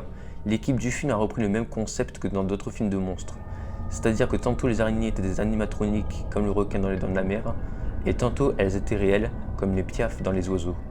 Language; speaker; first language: French; native; French